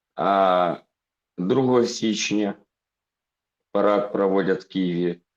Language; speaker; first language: Russian; native; Russian